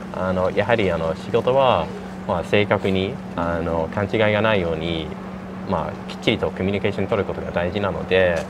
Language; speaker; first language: Japanese; non-native, fluent; English